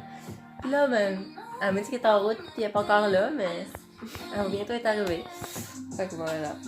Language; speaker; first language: French; native; French